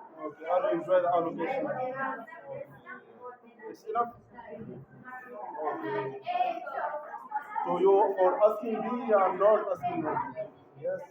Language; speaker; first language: English; non-native, learner; Arabic